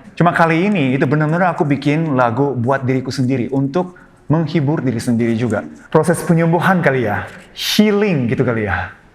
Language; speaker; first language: Indonesian; non-native, fluent; Japanese